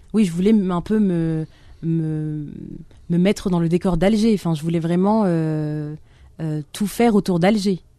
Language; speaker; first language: French; non-native, local second language; Arabic